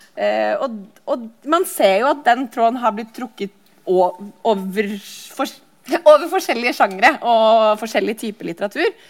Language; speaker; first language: Norwegian; native; Norwegian